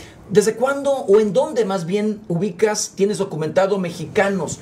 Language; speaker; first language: Spanish; native; Spanish